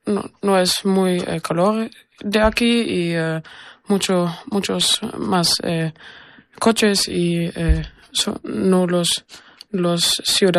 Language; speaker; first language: Spanish; non-native, learner; German